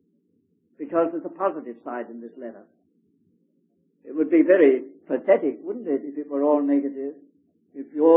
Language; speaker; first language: English; native; English